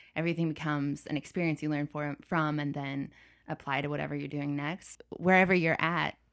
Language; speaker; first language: English; native; English